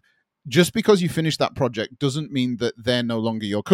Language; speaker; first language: English; native; English